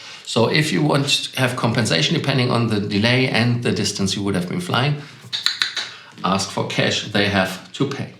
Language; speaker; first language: English; non-native, fluent; German